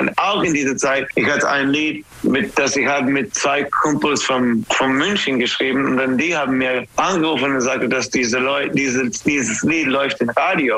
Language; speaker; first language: German; non-native, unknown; English